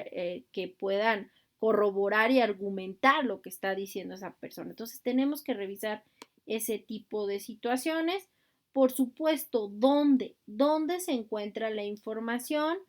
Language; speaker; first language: Spanish; native; Spanish